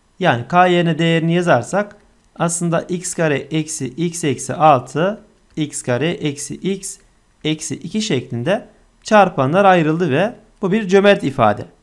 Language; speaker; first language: Turkish; native; Turkish